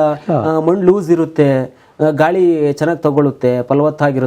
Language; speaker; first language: Kannada; native; Kannada